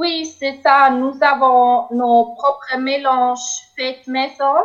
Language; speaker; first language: French; non-native, local second language; German